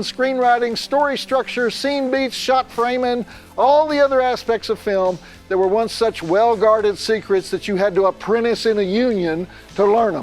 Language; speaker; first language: English; native; English